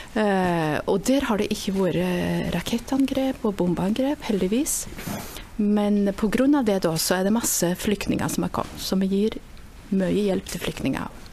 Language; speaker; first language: Norwegian; native; Norwegian